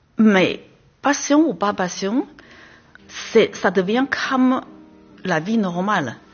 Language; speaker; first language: French; non-native, fluent; Chinese